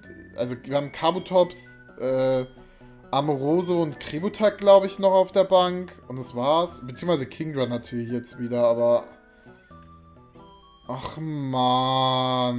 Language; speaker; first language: German; native; German